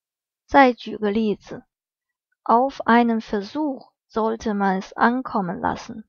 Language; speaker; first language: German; non-native, fluent; Chinese